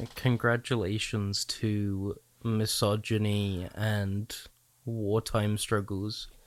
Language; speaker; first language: English; native; English